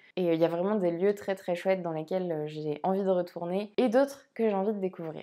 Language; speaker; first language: French; native; French